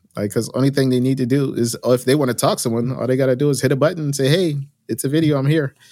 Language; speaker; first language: English; native; English